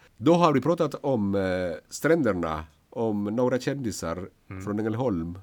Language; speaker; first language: Swedish; non-native, fluent; Spanish